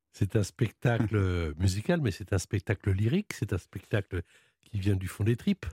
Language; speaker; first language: French; native; French